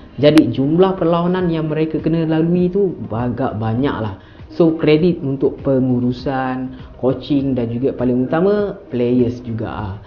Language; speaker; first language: Malay; native; Malay